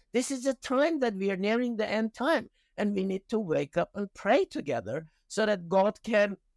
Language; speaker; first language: English; non-native, fluent; Persian